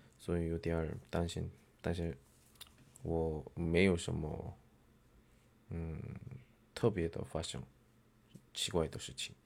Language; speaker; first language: Chinese; non-native, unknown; Korean